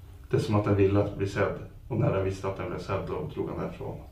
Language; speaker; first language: Swedish; native; Swedish